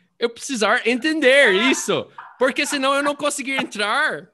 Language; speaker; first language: Portuguese; native; Portuguese